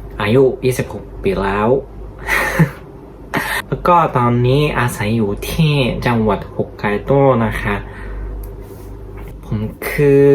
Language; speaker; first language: Thai; non-native, learner; Japanese